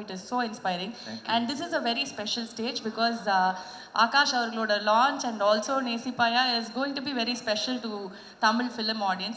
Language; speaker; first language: Tamil; native; Tamil